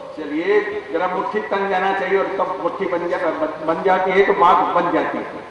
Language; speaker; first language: Hindi; native; Hindi